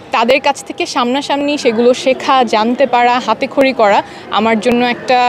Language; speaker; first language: Bangla; native; Bangla